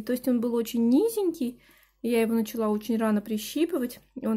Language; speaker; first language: Russian; native; Russian